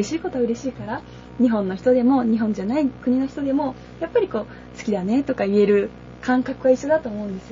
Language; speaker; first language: Japanese; native; Japanese